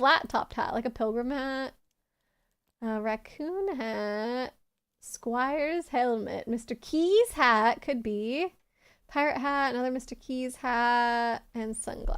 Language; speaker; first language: English; native; English